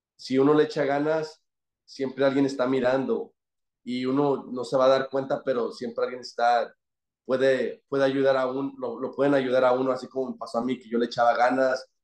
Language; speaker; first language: Spanish; early bilingual, heritage; Spanish